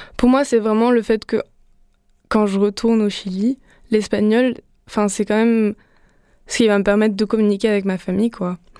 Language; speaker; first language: French; early bilingual, other home language; Spanish